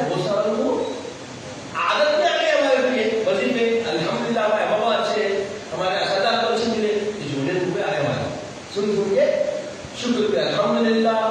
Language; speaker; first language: Urdu; native; Urdu